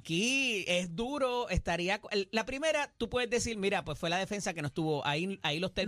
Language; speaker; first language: Spanish; native; Spanish